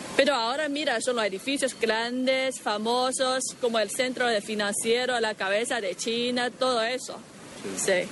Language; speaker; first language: Spanish; non-native, learner; Chinese